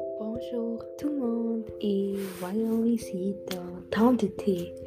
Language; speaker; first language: French; non-native, learner; English